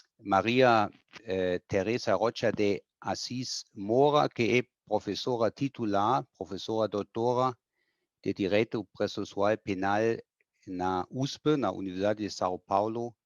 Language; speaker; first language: Portuguese; non-native, fluent; German